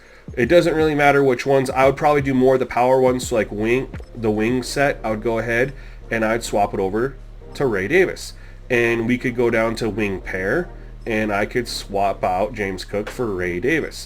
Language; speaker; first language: English; native; English